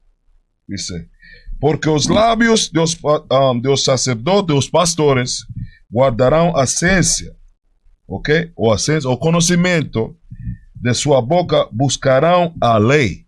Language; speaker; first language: Portuguese; non-native, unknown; Spanish